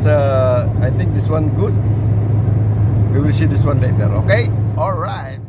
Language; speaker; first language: English; non-native, learner; Filipino